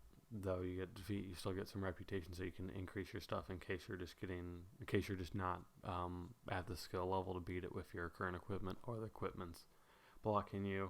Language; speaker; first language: English; native; English